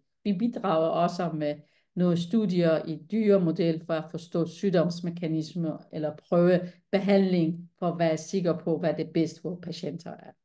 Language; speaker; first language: Danish; non-native, fluent; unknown